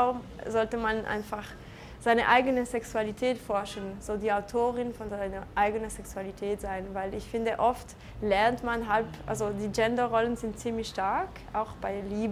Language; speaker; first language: German; non-native, local second language; French